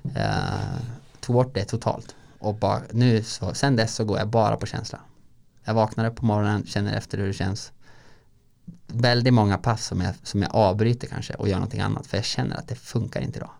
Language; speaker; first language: Swedish; native; Swedish